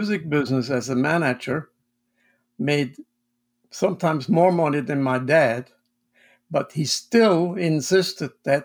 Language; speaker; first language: English; non-native, fluent; Swiss German